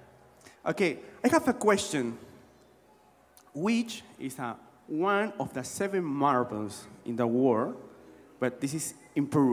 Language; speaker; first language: English; non-native, learner; Spanish